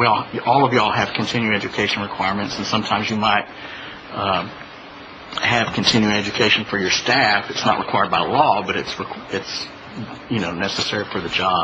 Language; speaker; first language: English; native; English